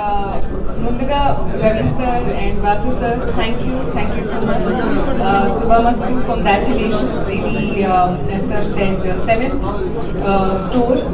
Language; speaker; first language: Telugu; non-native, learner; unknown